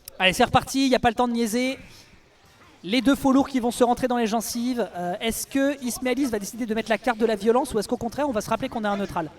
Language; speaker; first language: French; native; French